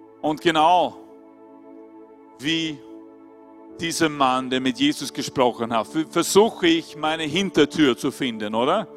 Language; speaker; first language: German; non-native, fluent; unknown